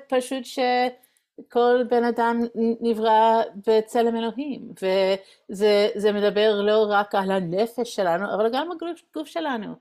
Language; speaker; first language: Hebrew; non-native, fluent; English